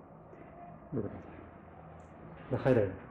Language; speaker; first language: Bulgarian; non-native, learner; Japanese